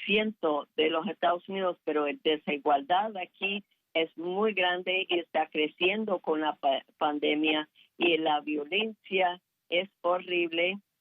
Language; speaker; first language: Spanish; non-native, fluent; English